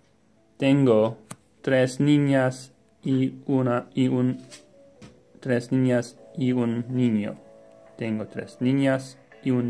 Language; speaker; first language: Spanish; non-native, learner; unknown